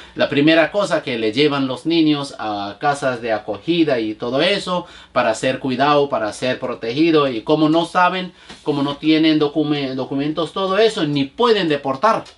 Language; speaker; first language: Spanish; non-native, fluent; Bangla